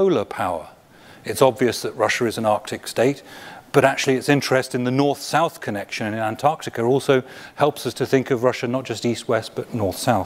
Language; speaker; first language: English; native; English